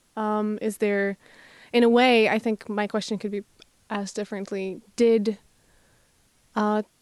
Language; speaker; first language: English; non-native, fluent; Slovak